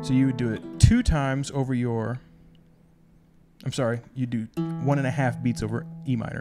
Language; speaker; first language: English; native; English